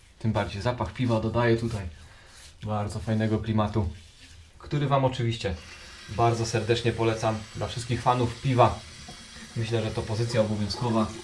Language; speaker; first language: Polish; native; Polish